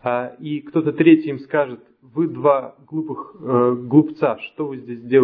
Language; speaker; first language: Russian; native; Russian